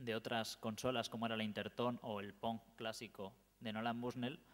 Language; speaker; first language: Spanish; native; Spanish